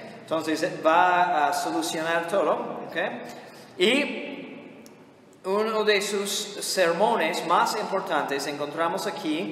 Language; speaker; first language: Spanish; non-native, fluent; English